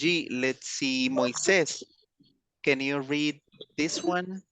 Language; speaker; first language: English; non-native, fluent; Spanish